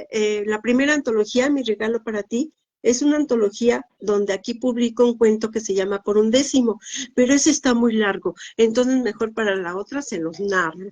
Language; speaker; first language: Spanish; native; Spanish